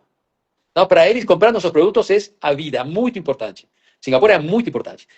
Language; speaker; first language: Portuguese; non-native, fluent; Spanish